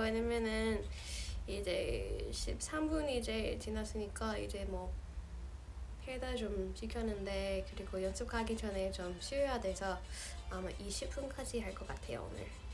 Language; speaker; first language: Korean; non-native, fluent; English